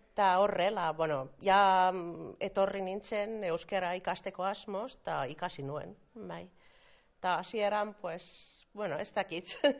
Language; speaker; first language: Basque; non-native, fluent; Finnish